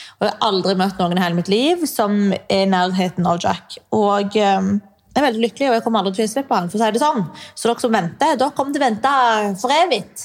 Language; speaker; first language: Norwegian; early bilingual, other home language; Arabic